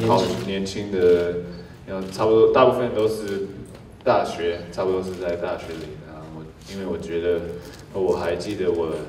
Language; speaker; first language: Chinese; early bilingual, heritage; English